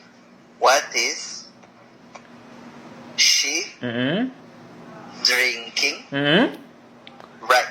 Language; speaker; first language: English; non-native, learner; Indonesian